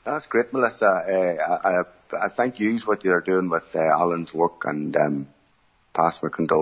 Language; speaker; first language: English; native; English